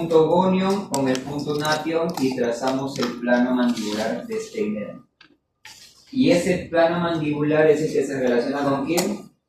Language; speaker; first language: Spanish; native; Spanish